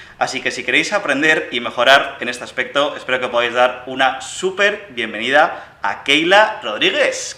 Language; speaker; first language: Spanish; native; Spanish